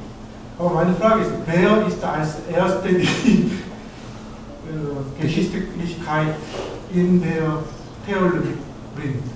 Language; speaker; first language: German; non-native, learner; Korean